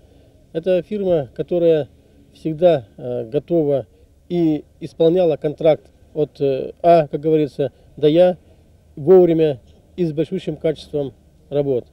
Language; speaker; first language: Russian; native; Russian